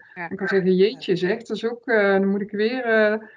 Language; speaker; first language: Dutch; native; Dutch